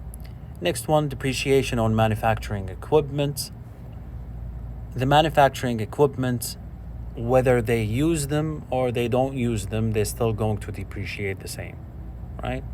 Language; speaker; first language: English; non-native, fluent; Arabic